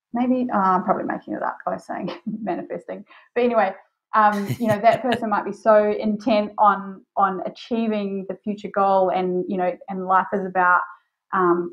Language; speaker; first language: English; native; English